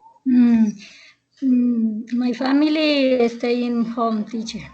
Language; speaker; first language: English; non-native, learner; Spanish